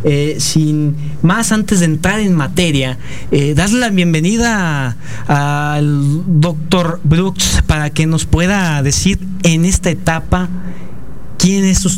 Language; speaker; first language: Spanish; native; Spanish